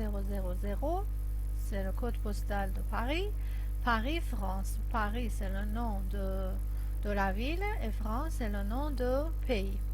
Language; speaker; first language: French; non-native, fluent; Persian